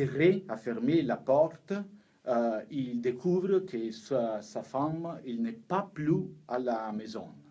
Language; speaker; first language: French; non-native, learner; Italian